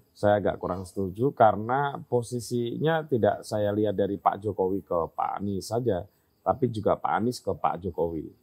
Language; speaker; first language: Indonesian; native; Indonesian